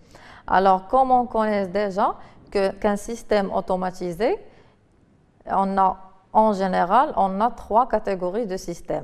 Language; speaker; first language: French; non-native, local second language; Arabic